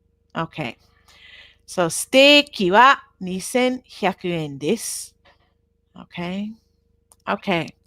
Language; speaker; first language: Japanese; non-native, fluent; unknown